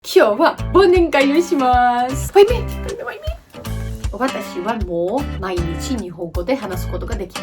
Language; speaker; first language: Japanese; non-native, learner; Georgian